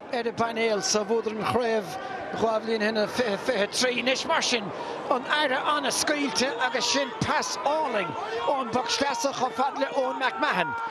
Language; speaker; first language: Irish; native; Irish